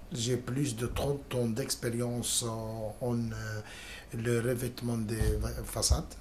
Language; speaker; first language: French; non-native, learner; Spanish